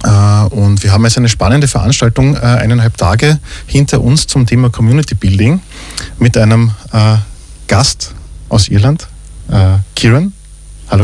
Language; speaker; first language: German; native; German